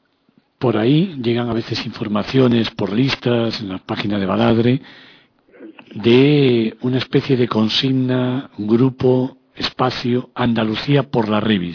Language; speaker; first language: Spanish; native; Spanish